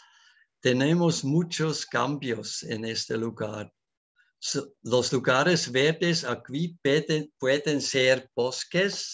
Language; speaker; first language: Spanish; non-native, learner; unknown